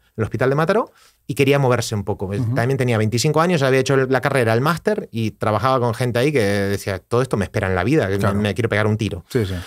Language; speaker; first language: Spanish; native; Spanish